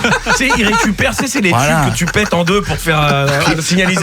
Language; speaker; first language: French; native; French